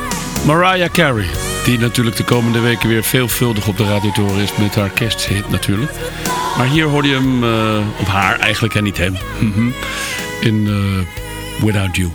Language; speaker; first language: Dutch; native; Dutch